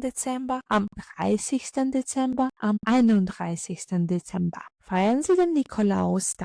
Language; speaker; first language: German; non-native, fluent; Ukrainian